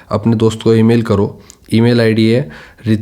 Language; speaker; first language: Hindi; native; Hindi